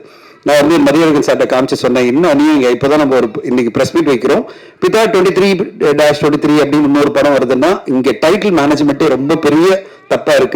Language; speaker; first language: Tamil; native; Tamil